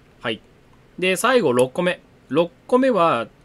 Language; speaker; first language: Japanese; native; Japanese